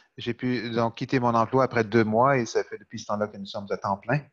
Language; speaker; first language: French; native; French